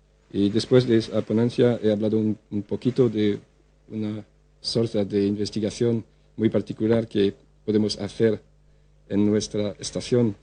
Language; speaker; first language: Spanish; non-native, fluent; French